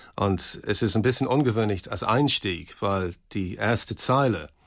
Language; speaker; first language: German; native; German